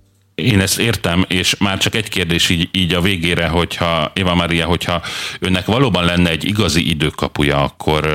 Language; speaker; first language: Hungarian; native; Hungarian